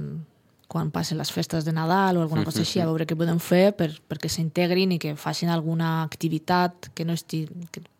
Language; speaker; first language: Catalan; non-native, fluent; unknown